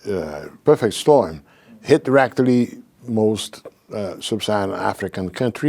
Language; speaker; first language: English; non-native, fluent; Portuguese